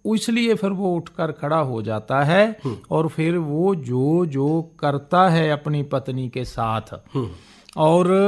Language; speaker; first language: Hindi; non-native, local second language; Punjabi